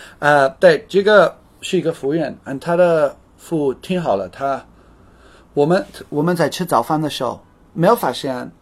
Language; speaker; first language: Chinese; non-native, fluent; English